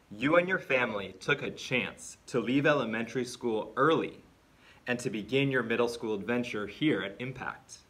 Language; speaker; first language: English; native; English